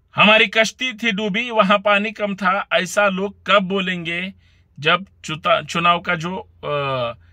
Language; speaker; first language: Hindi; non-native, local second language; Marathi